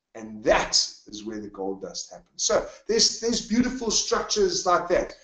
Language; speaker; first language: English; native; English